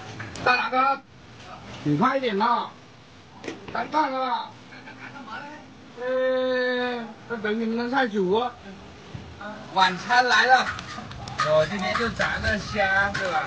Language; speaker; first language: Chinese; non-native, local second language; Cantonese